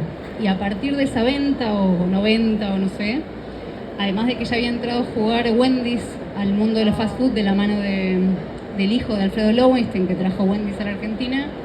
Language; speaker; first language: Spanish; native; Spanish